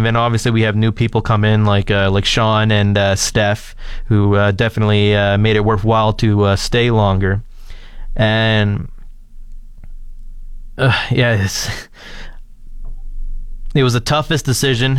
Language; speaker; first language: English; native; English